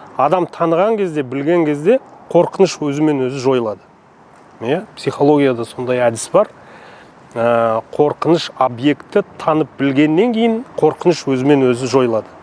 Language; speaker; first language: Kazakh; non-native, local second language; Russian